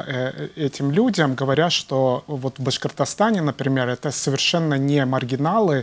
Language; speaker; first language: Russian; native; Russian